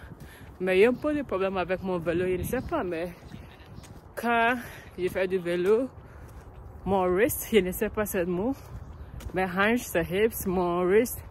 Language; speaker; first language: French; non-native, learner; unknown